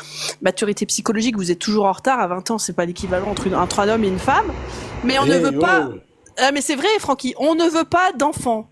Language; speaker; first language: French; native; French